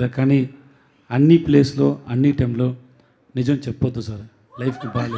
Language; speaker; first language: Telugu; non-native, learner; Tamil